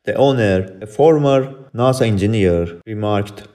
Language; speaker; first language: English; non-native, fluent; Persian